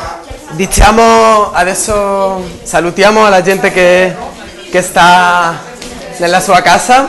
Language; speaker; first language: Italian; non-native, learner; Spanish